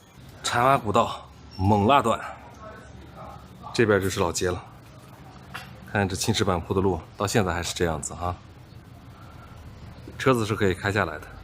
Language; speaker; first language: Chinese; native; Chinese